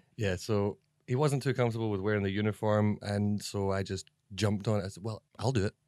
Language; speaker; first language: English; native; English